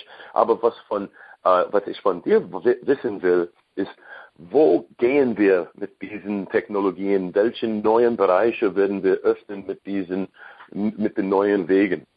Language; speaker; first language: German; non-native, learner; English